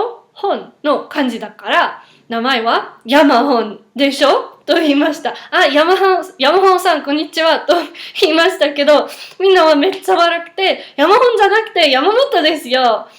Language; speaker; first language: Japanese; non-native, fluent; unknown